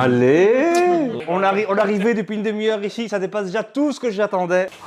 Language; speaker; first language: French; native; French